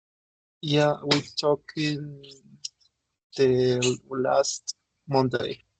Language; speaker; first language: English; non-native, learner; Spanish